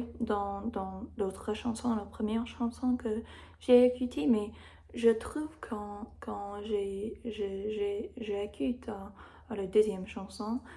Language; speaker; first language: French; non-native, learner; English